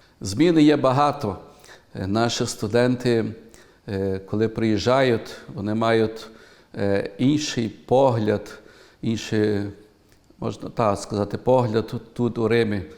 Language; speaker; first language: Ukrainian; early bilingual, heritage; Ukrainian